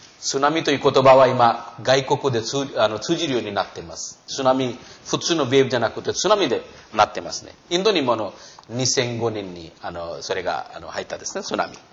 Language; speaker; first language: Japanese; non-native, fluent; Hindi